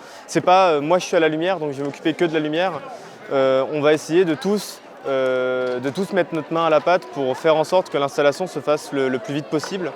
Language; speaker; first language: French; native; French